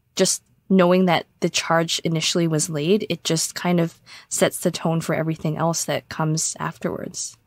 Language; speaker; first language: English; native; English